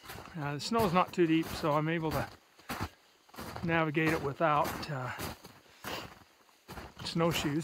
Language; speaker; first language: English; native; English